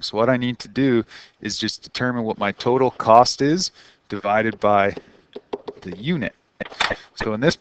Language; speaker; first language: English; native; English